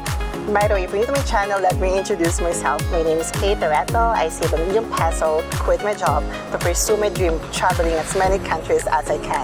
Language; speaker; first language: English; non-native, local second language; Filipino